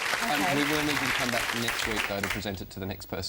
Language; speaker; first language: English; native; English